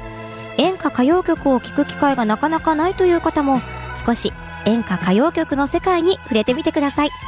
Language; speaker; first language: Japanese; native; Japanese